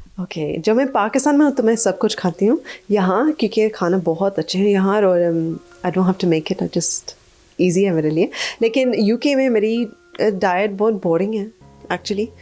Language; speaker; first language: Urdu; early bilingual, heritage; Urdu